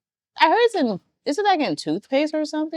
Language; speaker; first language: English; native; English